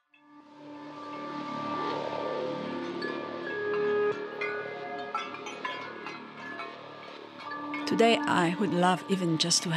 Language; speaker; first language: English; non-native, fluent; Italian